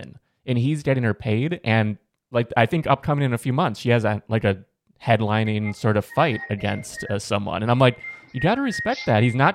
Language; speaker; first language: English; native; English